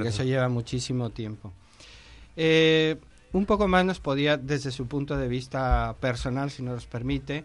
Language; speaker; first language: Spanish; native; Spanish